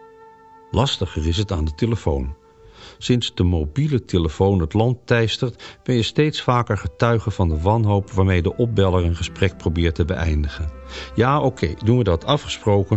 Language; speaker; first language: Dutch; native; Dutch